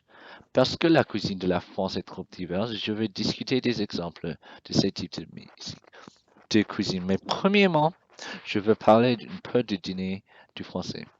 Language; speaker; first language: French; non-native, learner; English